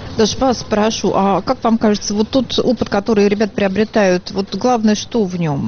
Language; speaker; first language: Russian; native; Russian